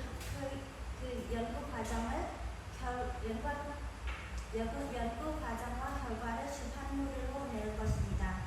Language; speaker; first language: Korean; non-native, fluent; Khmer